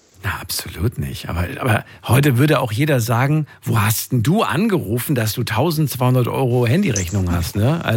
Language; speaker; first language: German; native; German